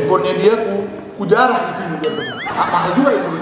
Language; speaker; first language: Indonesian; native; Indonesian